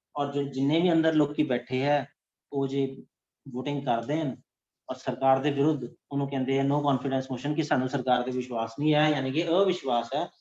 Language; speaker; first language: Hindi; non-native, local second language; Punjabi